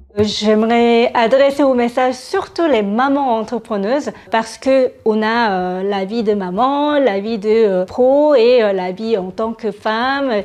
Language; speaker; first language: French; non-native, fluent; Korean